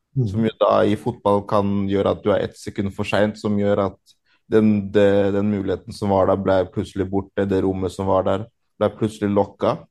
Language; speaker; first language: Norwegian; early bilingual, other home language; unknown